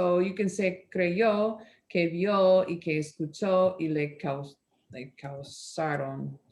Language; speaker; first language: Spanish; non-native, fluent; English